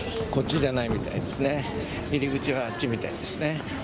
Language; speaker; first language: Japanese; native; Japanese